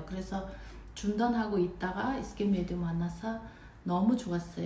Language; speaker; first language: Korean; non-native, fluent; Mongolian